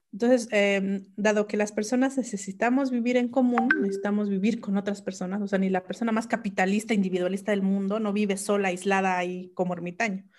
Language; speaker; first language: Spanish; non-native, local second language; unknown